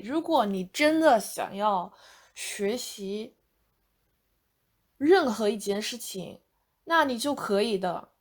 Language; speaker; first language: Chinese; non-native, fluent; English